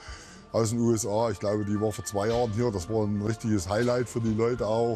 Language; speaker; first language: German; native; German